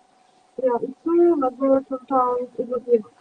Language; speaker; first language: Indonesian; non-native, learner; Turkish